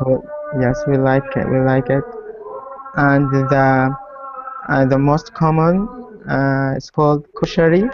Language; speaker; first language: English; non-native, learner; Arabic